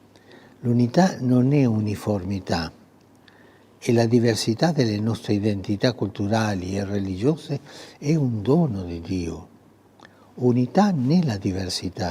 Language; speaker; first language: Italian; non-native, fluent; Spanish